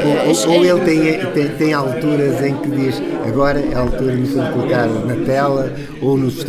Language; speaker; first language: Portuguese; native; Portuguese